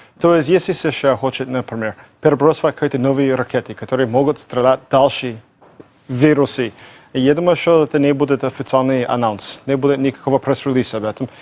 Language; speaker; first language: Russian; non-native, fluent; English